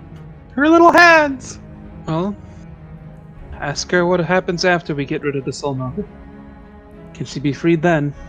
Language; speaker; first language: English; native; English